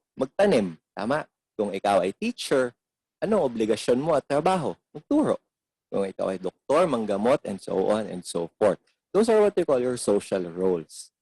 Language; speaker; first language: Filipino; non-native, local second language; Iloko